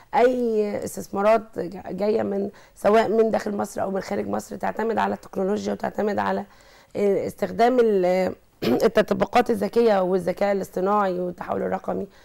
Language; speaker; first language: Arabic; native; Arabic